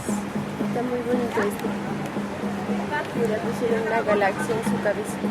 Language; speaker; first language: Spanish; native; Spanish